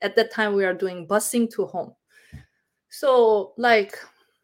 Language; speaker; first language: English; non-native, learner; Korean